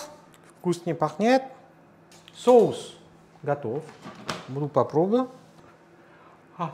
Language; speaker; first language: Russian; non-native, learner; French